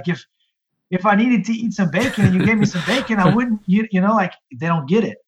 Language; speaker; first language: English; native; English